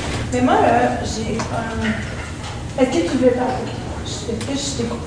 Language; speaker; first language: French; native; French